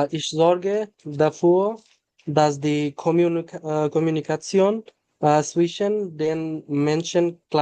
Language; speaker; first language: German; non-native, learner; Bangla